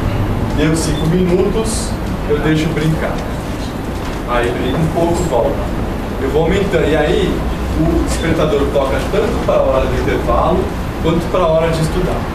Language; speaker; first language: Portuguese; native; Portuguese